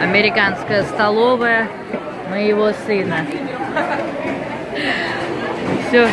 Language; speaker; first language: Russian; native; Russian